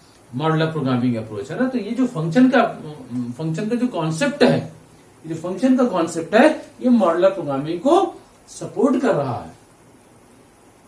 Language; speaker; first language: Hindi; native; Hindi